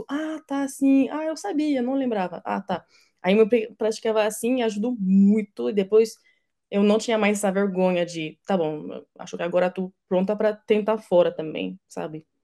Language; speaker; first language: Portuguese; non-native, fluent; French